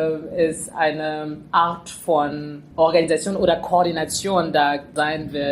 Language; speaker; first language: German; non-native, fluent; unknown